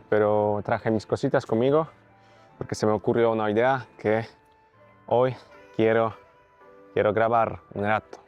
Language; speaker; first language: Spanish; non-native, fluent; Polish